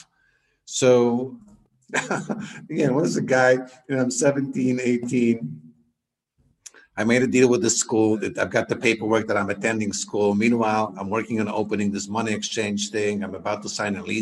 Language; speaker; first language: English; non-native, fluent; Polish